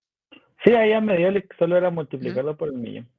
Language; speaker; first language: Spanish; native; Spanish